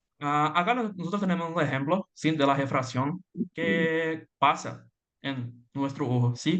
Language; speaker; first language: Spanish; non-native, learner; Portuguese